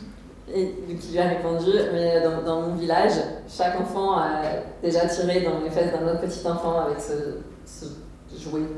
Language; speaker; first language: French; native; French